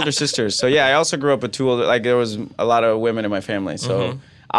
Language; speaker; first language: English; non-native, fluent; Spanish